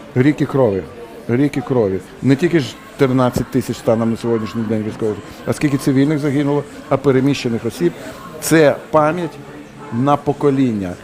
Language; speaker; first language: Ukrainian; non-native, local second language; Russian